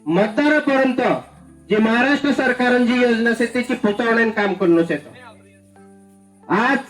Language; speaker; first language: Marathi; non-native, local second language; Bhili